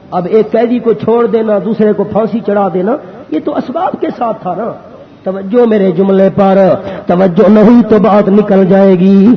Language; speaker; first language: Urdu; non-native, local second language; Pashto